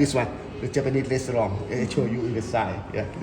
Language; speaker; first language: English; non-native, learner; Thai